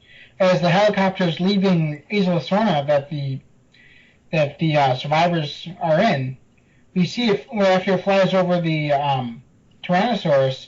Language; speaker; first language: English; native; English